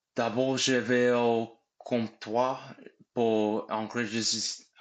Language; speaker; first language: French; non-native, learner; English